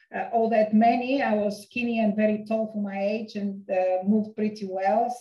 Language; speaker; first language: English; non-native, fluent; Bulgarian